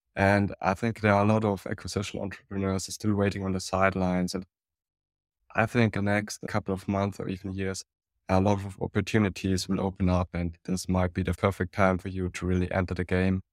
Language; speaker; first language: English; non-native, fluent; German